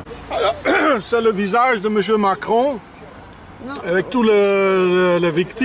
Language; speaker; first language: French; non-native, fluent; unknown